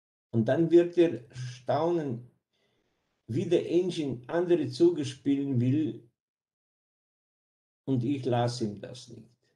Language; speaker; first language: German; non-native, fluent; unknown